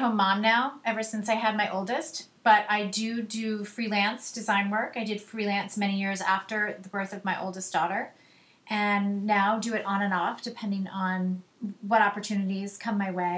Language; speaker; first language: English; native; English